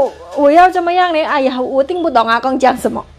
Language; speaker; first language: Chinese; non-native, learner; Javanese